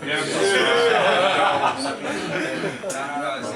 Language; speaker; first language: French; non-native, learner; Spanish